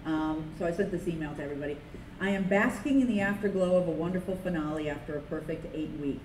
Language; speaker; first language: English; native; English